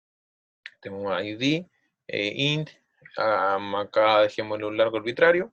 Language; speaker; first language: Spanish; native; Spanish